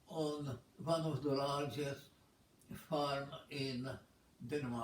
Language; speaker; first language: English; non-native, fluent; Czech